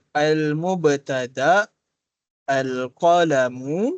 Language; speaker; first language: Arabic; non-native, learner; Malay